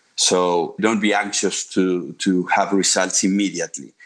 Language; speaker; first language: English; non-native, fluent; Spanish